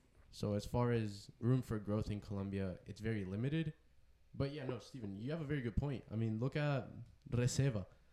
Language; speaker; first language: English; early bilingual, other home language; Spanish